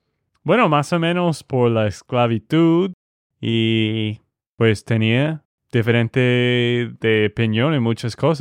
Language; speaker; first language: Spanish; non-native, fluent; English